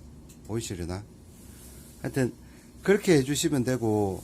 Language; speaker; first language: Korean; native; Korean